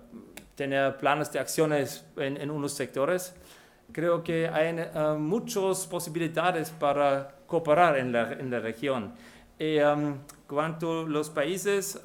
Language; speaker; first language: Spanish; non-native, fluent; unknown